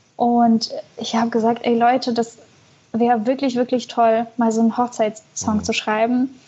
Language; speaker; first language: German; early bilingual, other home language; Russian